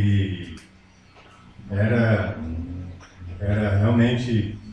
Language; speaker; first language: Portuguese; non-native, fluent; English